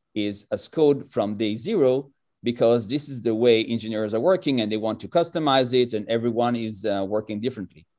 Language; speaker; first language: English; non-native, fluent; French